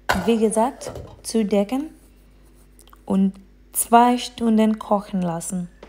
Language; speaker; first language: German; non-native, fluent; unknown